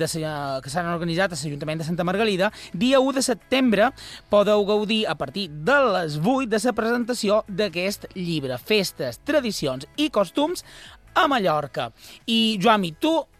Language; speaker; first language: Catalan; native; Catalan